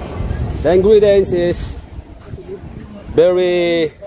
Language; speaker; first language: English; non-native, learner; Filipino